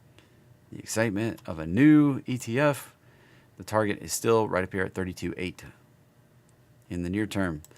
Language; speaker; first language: English; native; English